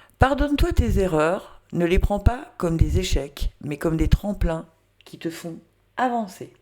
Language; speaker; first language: French; native; French